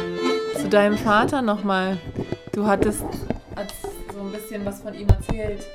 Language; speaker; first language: German; native; German